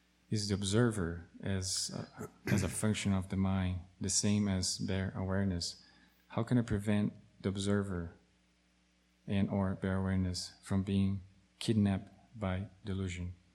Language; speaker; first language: English; non-native, fluent; Portuguese